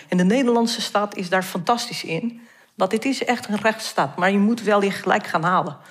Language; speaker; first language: Dutch; non-native, fluent; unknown